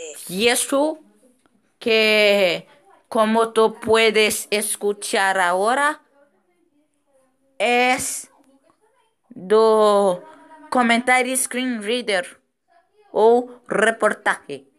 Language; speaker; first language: Spanish; non-native, fluent; Portuguese